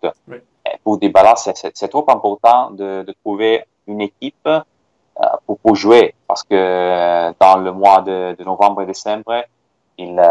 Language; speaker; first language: French; non-native, fluent; Italian